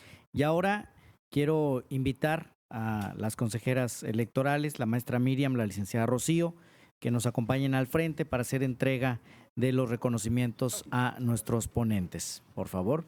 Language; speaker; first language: Spanish; native; Spanish